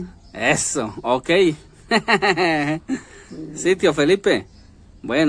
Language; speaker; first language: Spanish; native; Spanish